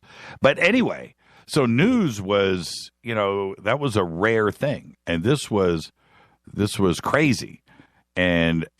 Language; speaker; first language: English; native; English